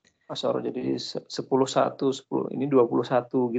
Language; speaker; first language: Indonesian; native; Indonesian